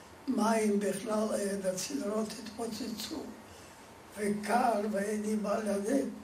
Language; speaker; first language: Hebrew; non-native, fluent; Polish